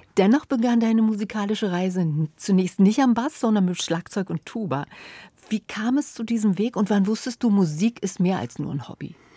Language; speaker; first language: German; native; German